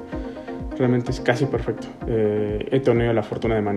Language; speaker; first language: Spanish; native; Spanish